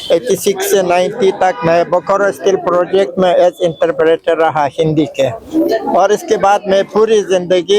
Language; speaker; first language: Hindi; non-native, fluent; Uzbek